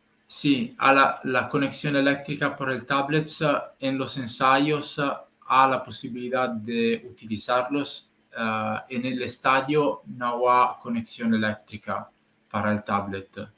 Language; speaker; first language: Spanish; non-native, learner; Italian